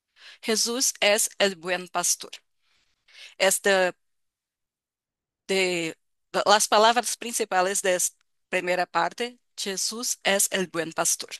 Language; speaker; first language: Spanish; non-native, fluent; Portuguese